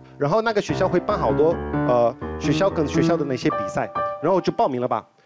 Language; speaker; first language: Chinese; early bilingual, heritage; Chinese